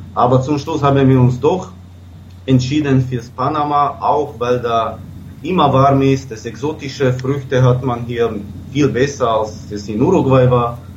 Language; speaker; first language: German; non-native, fluent; Slovak